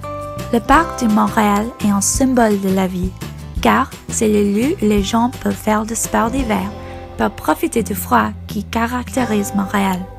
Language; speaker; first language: French; non-native, learner; English